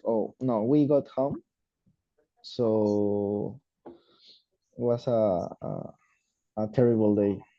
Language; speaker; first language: English; non-native, learner; Spanish